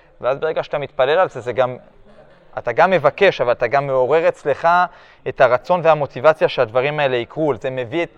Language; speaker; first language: Hebrew; early bilingual, other home language; French